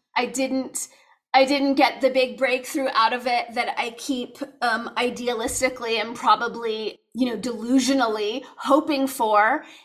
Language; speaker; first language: English; native; English